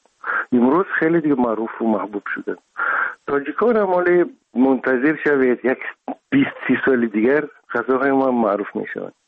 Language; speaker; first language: Persian; non-native, local second language; Russian